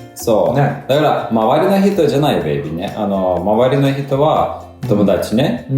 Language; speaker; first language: Japanese; non-native, fluent; Lithuanian